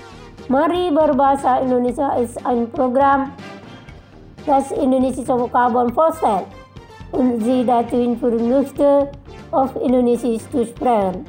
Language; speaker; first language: German; non-native, fluent; Indonesian